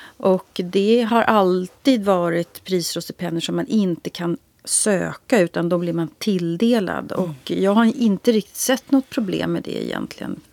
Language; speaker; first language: Swedish; native; Swedish